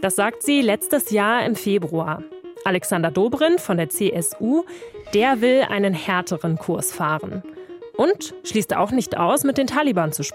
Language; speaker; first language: German; native; German